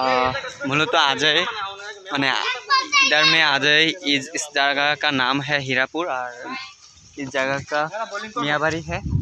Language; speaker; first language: Hindi; non-native, learner; Bangla